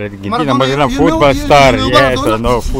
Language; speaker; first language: English; non-native, fluent; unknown